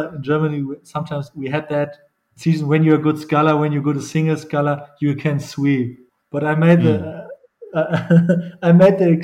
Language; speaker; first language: English; non-native, fluent; German